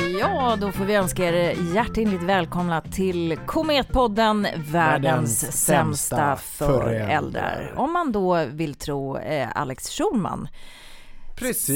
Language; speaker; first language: Swedish; native; Swedish